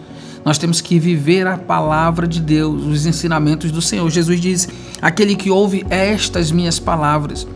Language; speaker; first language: Portuguese; native; Portuguese